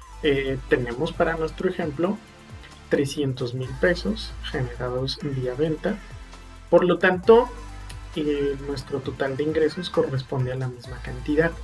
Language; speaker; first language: Spanish; native; Spanish